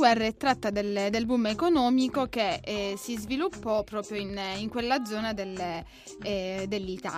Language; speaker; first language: Italian; native; Italian